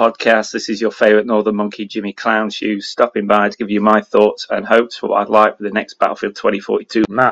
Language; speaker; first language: English; native; English